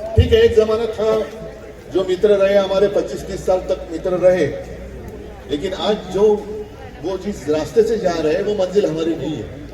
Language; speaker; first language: Hindi; non-native, local second language; Marathi